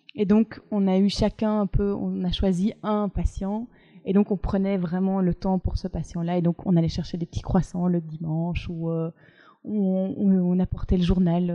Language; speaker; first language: French; native; French